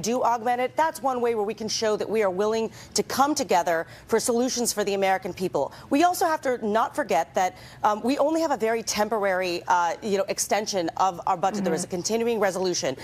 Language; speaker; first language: English; native; English